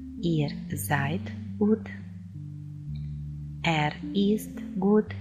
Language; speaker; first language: German; non-native, fluent; Ukrainian